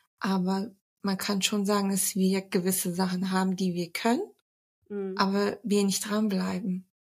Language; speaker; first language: German; early bilingual, other home language; Turkish